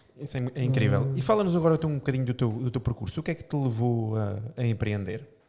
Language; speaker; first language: Portuguese; native; Portuguese